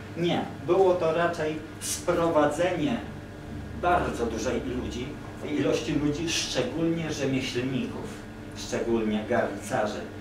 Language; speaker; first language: Polish; native; Polish